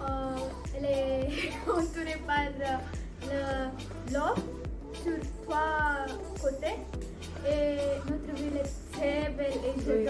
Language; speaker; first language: French; non-native, fluent; Konkani